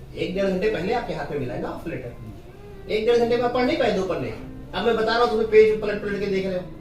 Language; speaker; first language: Hindi; native; Hindi